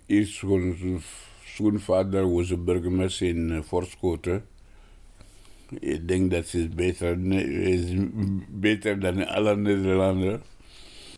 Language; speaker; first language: Dutch; non-native, learner; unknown